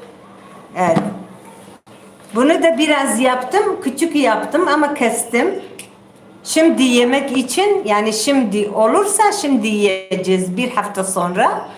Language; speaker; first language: Turkish; non-native, local second language; Kurdish